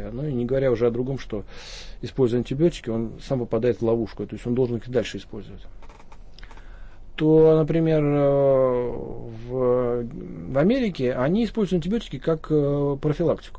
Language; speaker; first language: Russian; native; Russian